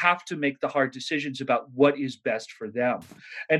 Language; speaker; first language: English; native; English